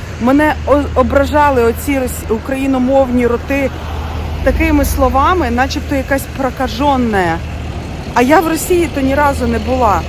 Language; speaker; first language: Ukrainian; non-native, local second language; Russian